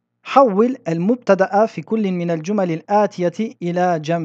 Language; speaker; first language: Arabic; non-native, fluent; French